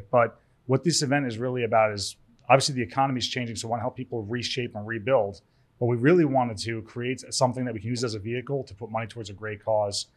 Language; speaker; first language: English; early bilingual, other home language; Greek